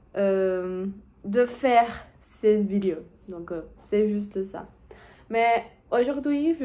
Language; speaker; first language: French; non-native, learner; Portuguese